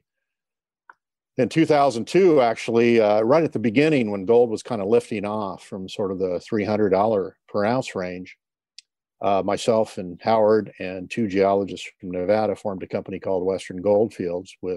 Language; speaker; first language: English; native; English